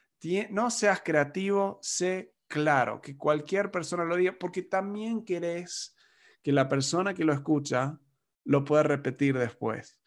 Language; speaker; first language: Spanish; non-native, fluent; English